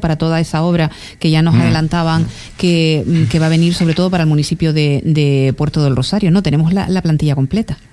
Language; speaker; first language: Spanish; native; Spanish